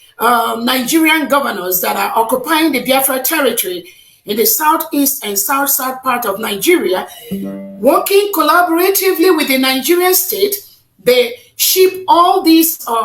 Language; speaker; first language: English; non-native, local second language; Igbo